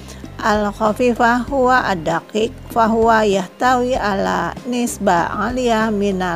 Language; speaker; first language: Arabic; non-native, learner; Indonesian